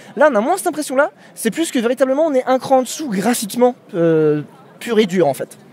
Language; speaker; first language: French; native; French